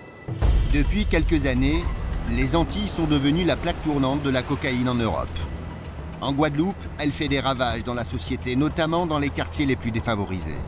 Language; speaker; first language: French; native; French